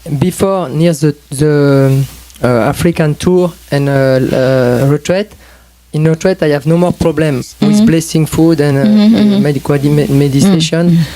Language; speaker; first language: English; non-native, learner; French